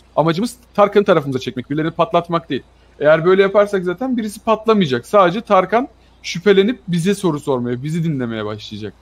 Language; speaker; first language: Turkish; native; Turkish